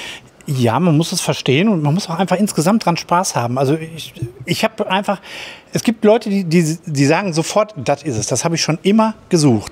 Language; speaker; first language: German; native; German